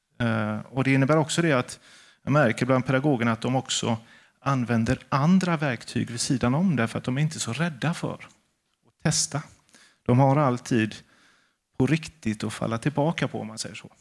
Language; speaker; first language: Swedish; native; Swedish